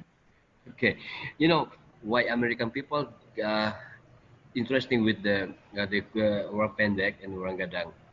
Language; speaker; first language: English; non-native, learner; Indonesian